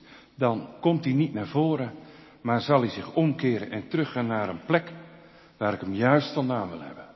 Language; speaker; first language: Dutch; native; Dutch